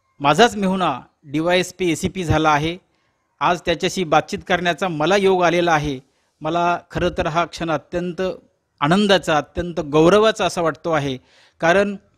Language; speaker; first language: Marathi; native; Marathi